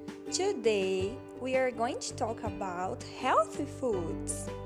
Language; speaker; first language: English; non-native, fluent; Portuguese